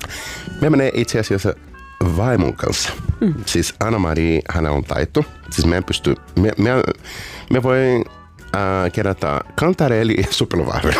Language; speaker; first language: Finnish; non-native, fluent; Portuguese